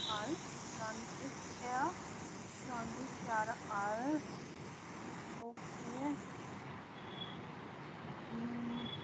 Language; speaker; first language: German; non-native, fluent; Hindi